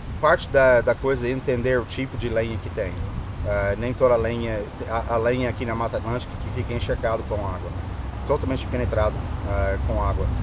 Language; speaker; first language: Portuguese; non-native, fluent; English